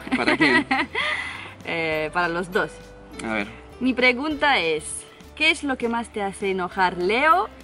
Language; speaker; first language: Spanish; non-native, fluent; Romanian